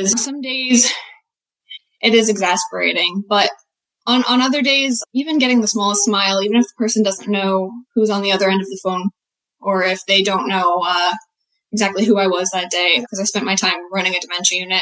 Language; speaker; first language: English; native; English